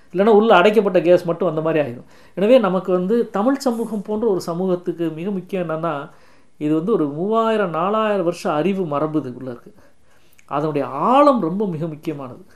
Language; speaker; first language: Tamil; native; Tamil